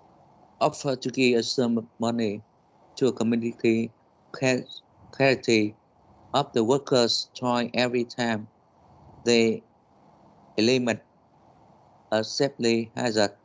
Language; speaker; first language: English; non-native, learner; Vietnamese